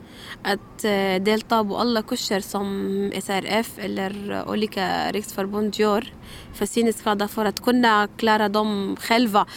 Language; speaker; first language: Swedish; non-native, learner; Arabic